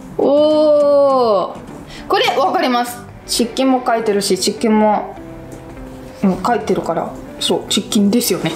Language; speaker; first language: Japanese; non-native, fluent; Italian